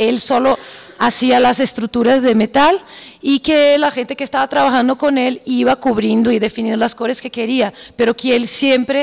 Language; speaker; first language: Spanish; non-native, fluent; German